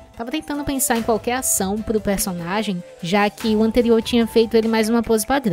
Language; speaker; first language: Portuguese; native; Portuguese